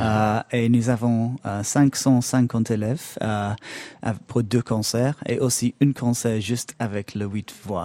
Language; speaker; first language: French; non-native, learner; English